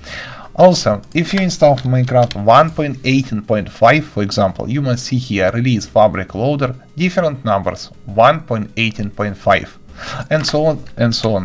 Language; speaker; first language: English; non-native, learner; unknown